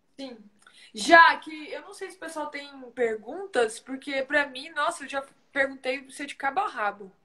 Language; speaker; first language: Portuguese; native; Portuguese